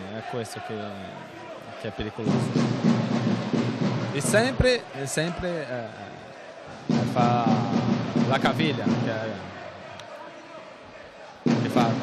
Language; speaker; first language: Italian; non-native, fluent; Portuguese